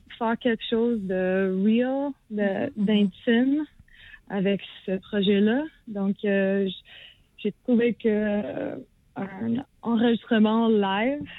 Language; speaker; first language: French; non-native, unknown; English